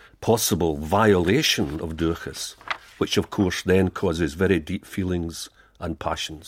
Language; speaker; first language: English; native; English